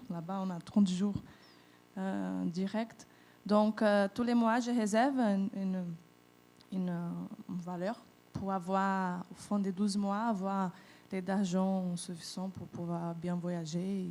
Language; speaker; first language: French; non-native, fluent; Portuguese